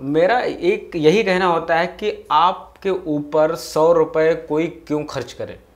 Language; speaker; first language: Hindi; native; Hindi